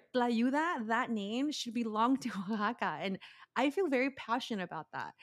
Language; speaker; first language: English; early bilingual, other home language; Spanish